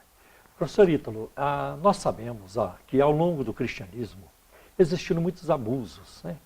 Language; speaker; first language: Portuguese; native; Portuguese